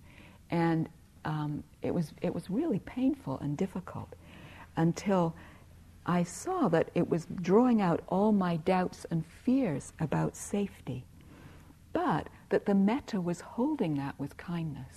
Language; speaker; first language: English; native; English